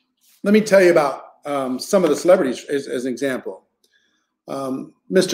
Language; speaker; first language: English; native; English